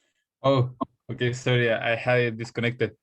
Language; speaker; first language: English; non-native, learner; Spanish